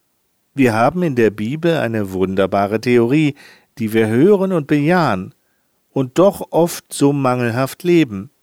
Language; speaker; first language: German; native; German